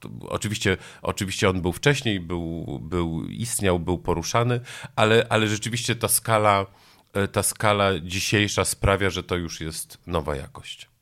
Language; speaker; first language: Polish; native; Polish